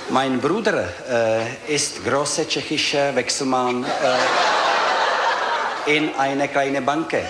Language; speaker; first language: German; non-native, learner; Czech